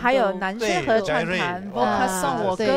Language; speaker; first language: Chinese; native; Chinese